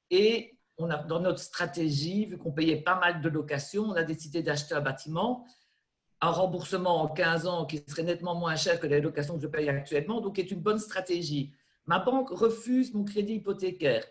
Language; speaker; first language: French; native; French